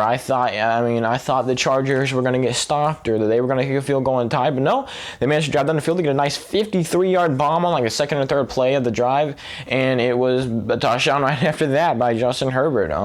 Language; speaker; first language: English; native; English